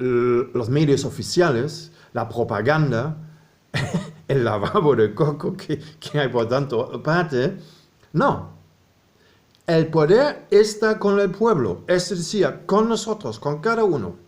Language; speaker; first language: Spanish; non-native, fluent; German